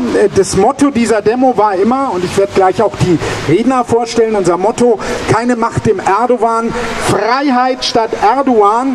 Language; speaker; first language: German; native; German